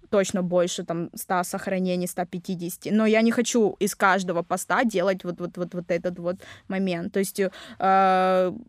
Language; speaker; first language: Russian; non-native, local second language; Vietnamese